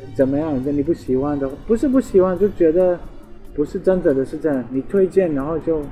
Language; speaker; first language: Chinese; non-native, fluent; Arabic